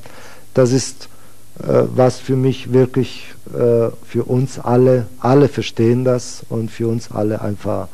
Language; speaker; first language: German; non-native, fluent; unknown